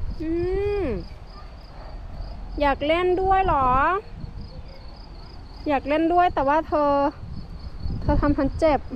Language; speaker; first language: Thai; native; Thai